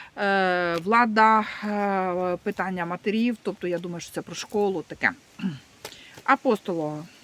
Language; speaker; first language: Ukrainian; non-native, local second language; Russian